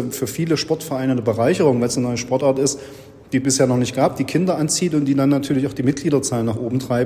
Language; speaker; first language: German; native; German